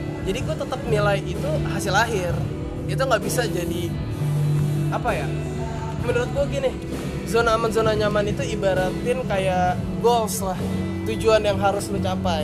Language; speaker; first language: Indonesian; native; Indonesian